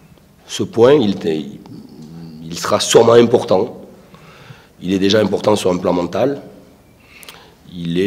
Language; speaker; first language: French; native; French